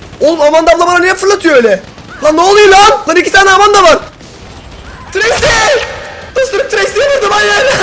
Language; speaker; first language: Turkish; native; Turkish